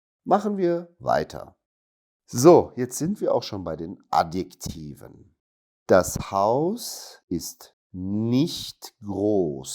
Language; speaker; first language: German; non-native, fluent; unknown